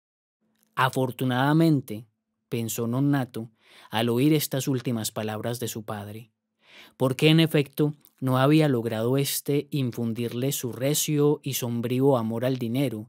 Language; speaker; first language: Spanish; native; Spanish